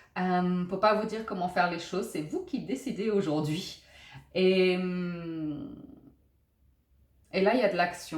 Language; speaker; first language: French; native; French